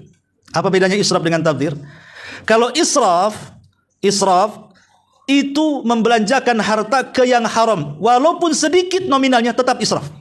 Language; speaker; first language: Indonesian; native; Indonesian